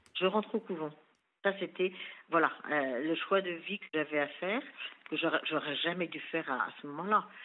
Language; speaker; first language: French; native; French